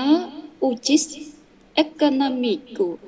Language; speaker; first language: Russian; non-native, learner; Vietnamese